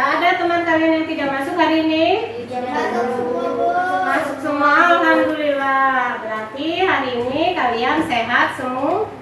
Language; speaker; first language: Indonesian; native; Indonesian